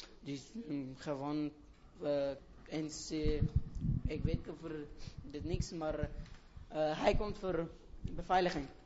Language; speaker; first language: Dutch; non-native, learner; Persian